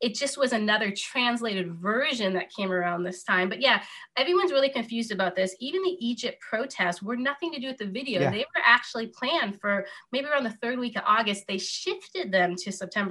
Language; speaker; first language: English; native; English